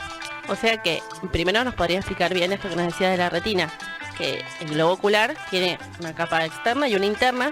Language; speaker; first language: Spanish; native; Spanish